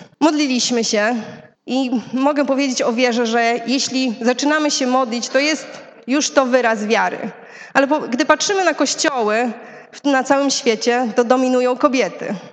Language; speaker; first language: Polish; native; Polish